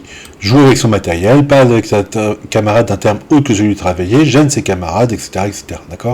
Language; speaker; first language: French; native; French